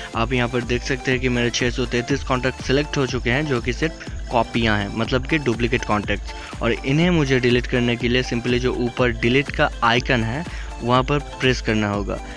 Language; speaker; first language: Hindi; non-native, local second language; Bangla